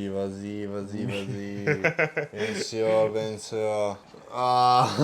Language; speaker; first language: French; non-native, learner; Italian